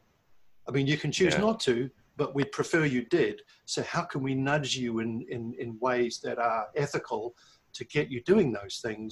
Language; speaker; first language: English; native; English